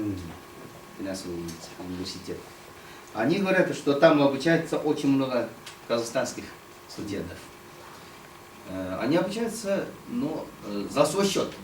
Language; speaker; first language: Russian; non-native, fluent; Chinese